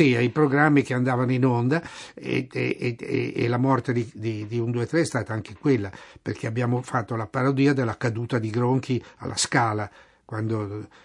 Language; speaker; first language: Italian; native; Italian